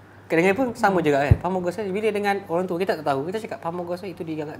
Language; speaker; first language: Malay; native; Malay